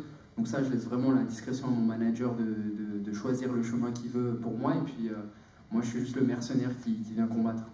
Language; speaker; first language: French; native; French